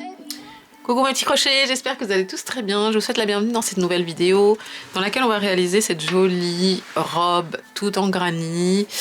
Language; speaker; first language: French; native; French